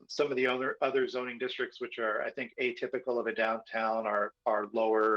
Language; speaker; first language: English; native; English